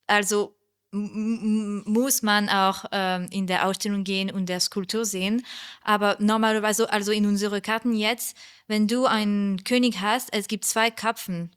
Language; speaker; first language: German; non-native, learner; French